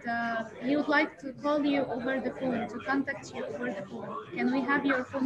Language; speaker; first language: English; non-native, fluent; Arabic